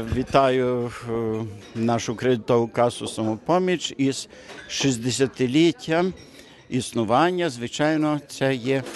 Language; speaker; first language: Ukrainian; native; Ukrainian